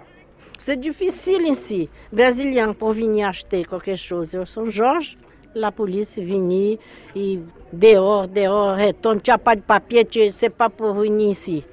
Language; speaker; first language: French; non-native, learner; Portuguese